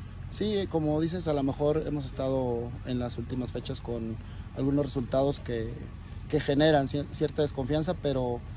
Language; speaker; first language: Spanish; native; Spanish